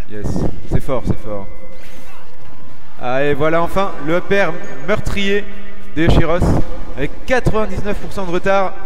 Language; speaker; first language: French; native; French